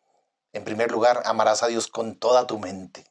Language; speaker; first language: Spanish; native; Spanish